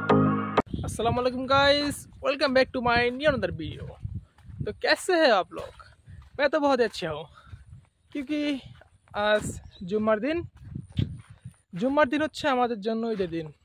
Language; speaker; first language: Hindi; non-native, fluent; Bangla